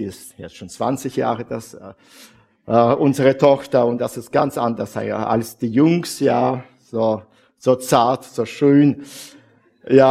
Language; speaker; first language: German; non-native, fluent; Russian